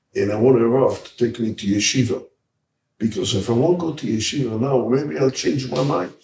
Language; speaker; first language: English; early bilingual, other home language; Hebrew